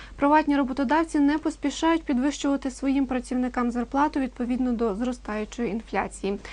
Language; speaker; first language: Ukrainian; native; Ukrainian